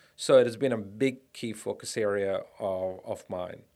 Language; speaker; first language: English; non-native, local second language; Tamil